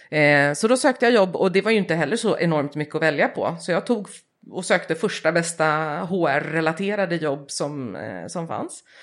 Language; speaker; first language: Swedish; early bilingual, heritage; Swedish